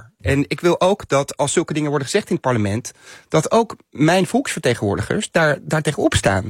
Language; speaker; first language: Dutch; native; Dutch